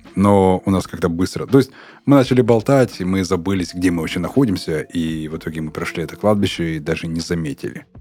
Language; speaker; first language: Russian; native; Russian